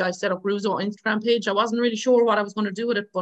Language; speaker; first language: English; native; English